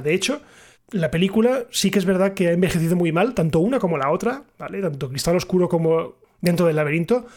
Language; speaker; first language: Spanish; native; Spanish